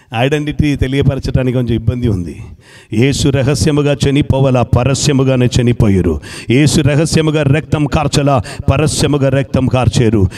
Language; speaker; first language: Telugu; non-native, fluent; Malayalam